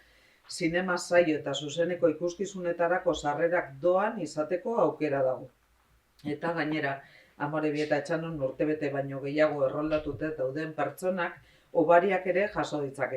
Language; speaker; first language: Basque; native; Basque